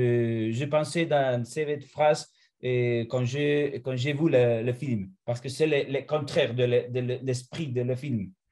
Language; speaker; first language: French; non-native, fluent; Spanish